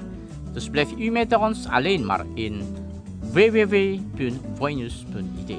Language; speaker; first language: Dutch; non-native, learner; Indonesian